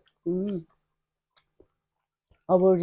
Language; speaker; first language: English; non-native, learner; Persian